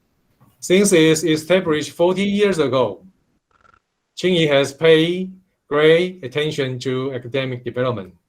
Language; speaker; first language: English; non-native, fluent; Chinese